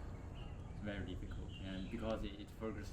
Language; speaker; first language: English; non-native, learner; Chinese